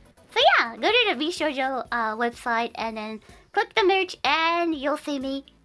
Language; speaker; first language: English; non-native, fluent; Japanese